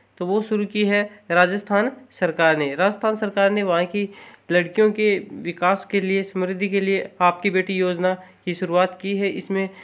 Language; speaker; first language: Hindi; native; Hindi